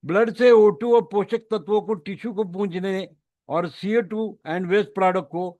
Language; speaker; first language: Hindi; non-native, local second language; Marathi